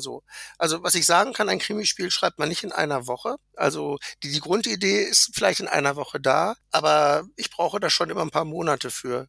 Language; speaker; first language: German; native; German